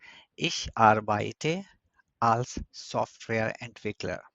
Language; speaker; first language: German; non-native, fluent; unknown